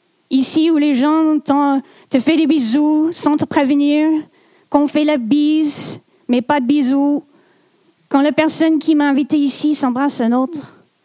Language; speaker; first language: French; non-native, fluent; English